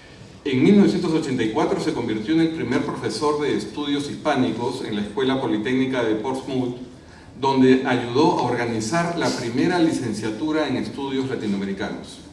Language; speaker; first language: Spanish; native; Spanish